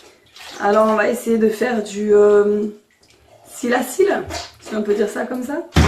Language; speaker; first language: French; native; French